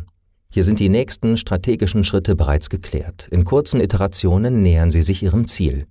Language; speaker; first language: German; native; German